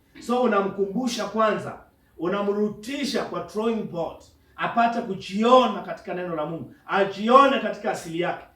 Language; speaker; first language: Swahili; non-native, local second language; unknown